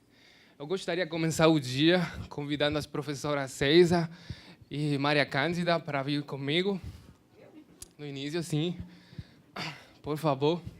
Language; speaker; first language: Portuguese; non-native, fluent; Spanish